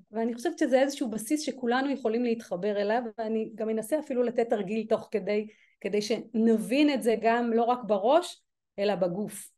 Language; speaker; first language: Hebrew; native; Hebrew